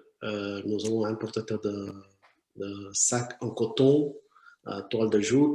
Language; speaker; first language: French; non-native, learner; Tamil